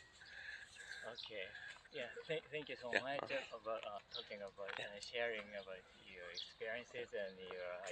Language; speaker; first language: English; non-native, fluent; Japanese